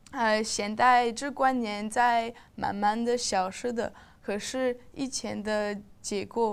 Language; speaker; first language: Chinese; non-native, learner; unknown